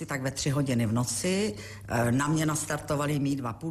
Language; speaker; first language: Czech; native; Czech